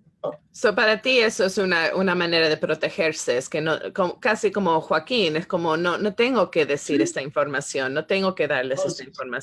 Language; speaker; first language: Spanish; non-native, fluent; English